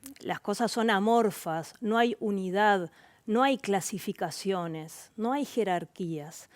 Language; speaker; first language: Spanish; native; Spanish